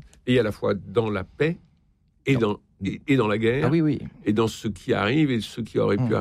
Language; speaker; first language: French; native; French